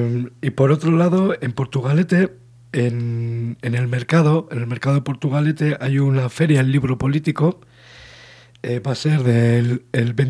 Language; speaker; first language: Spanish; native; Spanish